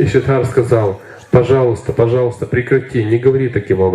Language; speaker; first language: Russian; native; Russian